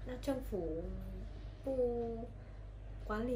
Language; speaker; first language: Chinese; non-native, learner; Vietnamese